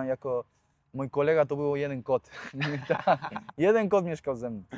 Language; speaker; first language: Polish; non-native, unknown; Spanish